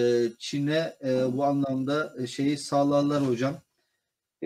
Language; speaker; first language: Turkish; native; Turkish